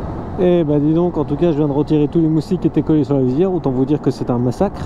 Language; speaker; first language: French; native; French